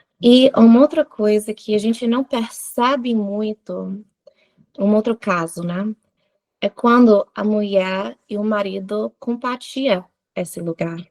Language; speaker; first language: Portuguese; non-native, fluent; English